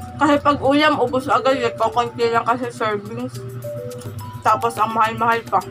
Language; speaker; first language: Filipino; native; Filipino